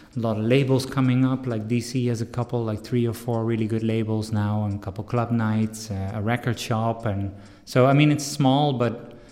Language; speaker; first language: English; non-native, fluent; Dutch